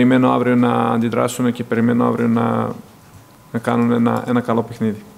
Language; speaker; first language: Greek; non-native, fluent; Serbian